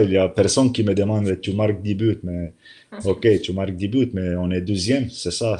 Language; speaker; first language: French; non-native, learner; Slovenian